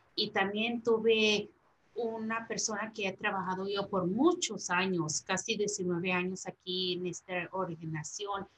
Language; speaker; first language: Spanish; early bilingual, heritage; Spanish